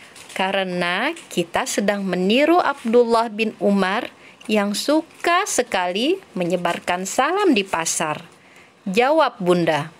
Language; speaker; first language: Indonesian; native; Indonesian